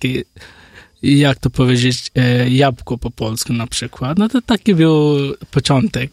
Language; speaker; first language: Polish; non-native, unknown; Hindi